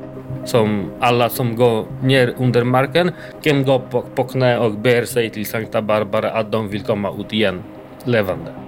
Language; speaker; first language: Swedish; non-native, learner; Polish